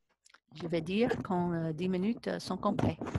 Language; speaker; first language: French; non-native, learner; English